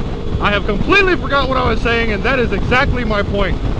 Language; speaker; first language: English; native; English